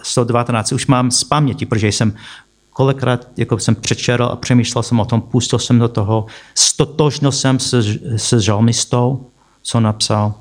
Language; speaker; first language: Czech; non-native, fluent; English